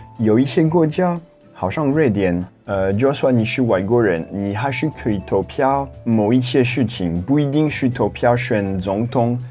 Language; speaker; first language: Chinese; non-native, fluent; French